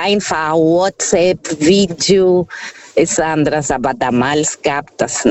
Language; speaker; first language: German; non-native, learner; Portuguese